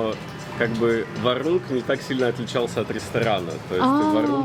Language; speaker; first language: Russian; native; Russian